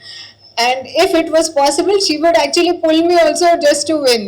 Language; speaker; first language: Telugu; non-native, learner; Hindi